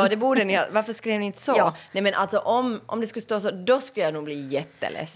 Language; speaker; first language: Swedish; native; Swedish